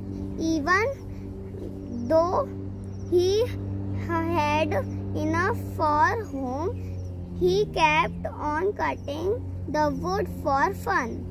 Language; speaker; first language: English; non-native, learner; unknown